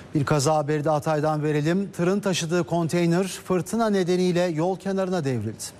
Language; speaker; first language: Turkish; native; Turkish